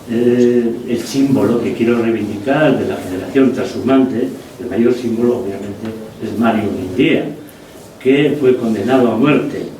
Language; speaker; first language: Spanish; non-native, local second language; Basque